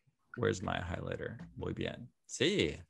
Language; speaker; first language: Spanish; non-native, fluent; English